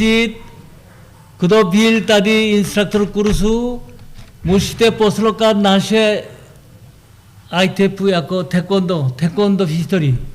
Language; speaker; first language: Czech; non-native, learner; Korean